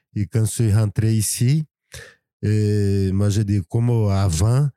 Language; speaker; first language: French; non-native, fluent; Portuguese